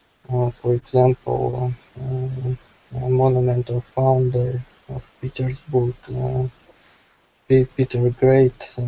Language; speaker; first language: English; non-native, learner; Russian